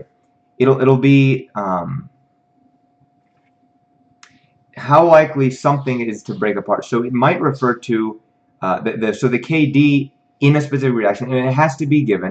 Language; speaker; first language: English; native; English